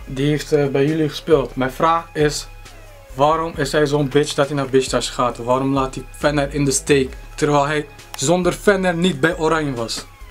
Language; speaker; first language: Dutch; native; Dutch